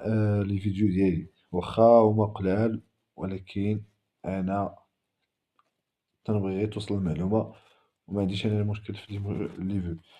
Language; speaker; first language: Arabic; native; Arabic